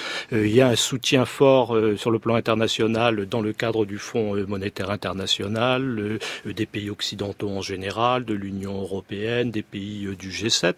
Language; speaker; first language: French; native; French